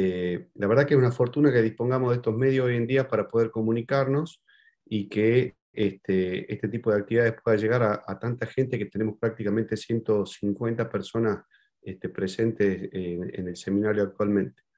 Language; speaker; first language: Spanish; native; Spanish